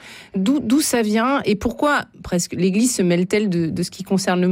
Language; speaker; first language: French; native; French